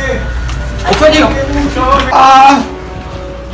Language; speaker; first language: Spanish; native; Spanish